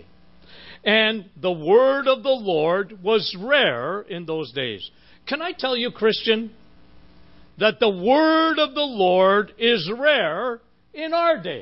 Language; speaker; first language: English; native; English